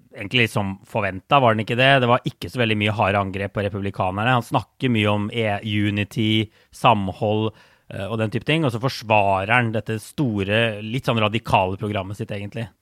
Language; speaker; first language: Norwegian; native; Norwegian